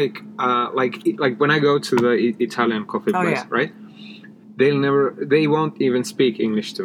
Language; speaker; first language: English; non-native, fluent; Finnish